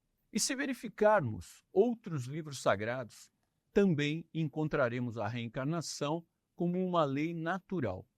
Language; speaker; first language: Portuguese; native; Portuguese